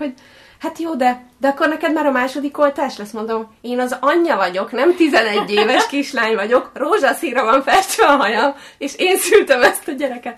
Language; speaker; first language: Hungarian; native; Hungarian